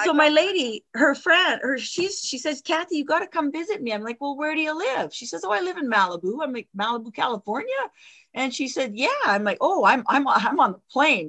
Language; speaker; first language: English; non-native, fluent; French